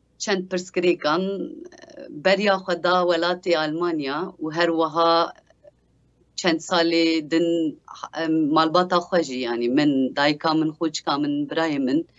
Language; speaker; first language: Kurdish; early bilingual, heritage; Kurdish